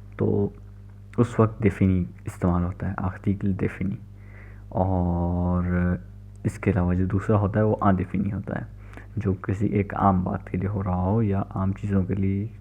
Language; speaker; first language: Urdu; native; Urdu